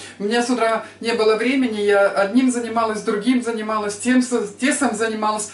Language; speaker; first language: Russian; native; Russian